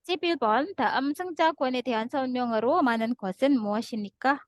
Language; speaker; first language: Korean; non-native, fluent; Indonesian